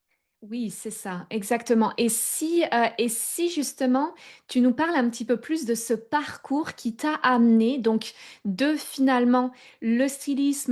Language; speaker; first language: French; native; French